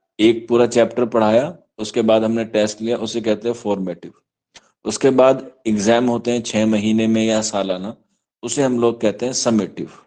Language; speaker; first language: Urdu; native; Urdu